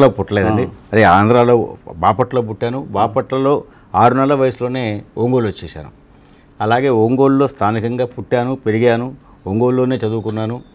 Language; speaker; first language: Telugu; non-native, local second language; Malayalam